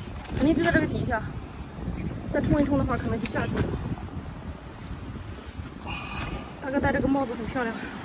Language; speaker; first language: Chinese; native; Chinese